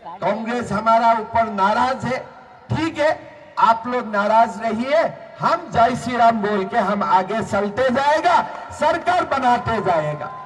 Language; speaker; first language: Hindi; non-native, local second language; Assamese